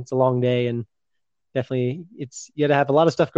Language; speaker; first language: English; native; English